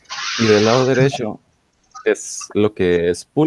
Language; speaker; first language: Spanish; native; Spanish